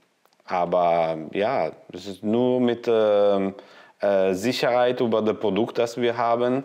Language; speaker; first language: German; non-native, learner; Italian